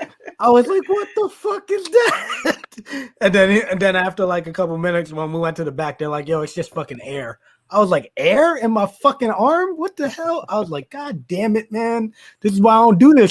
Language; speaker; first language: English; native; English